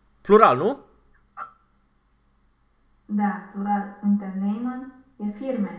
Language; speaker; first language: German; non-native, learner; Romanian